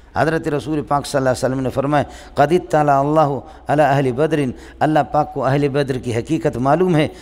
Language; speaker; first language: Urdu; non-native, local second language; Baluchi